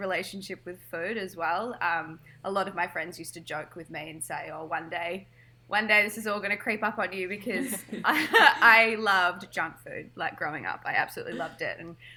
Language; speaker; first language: English; native; English